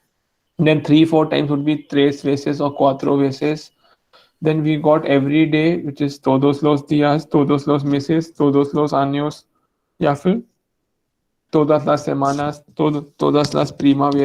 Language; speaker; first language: Spanish; non-native, fluent; Hindi